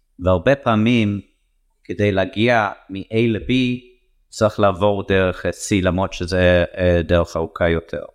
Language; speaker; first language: Hebrew; non-native, fluent; English